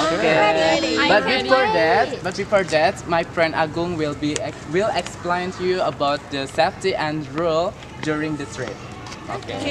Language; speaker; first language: English; non-native, learner; Indonesian